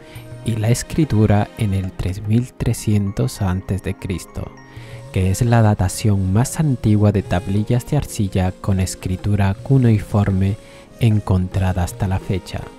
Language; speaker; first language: Spanish; native; Spanish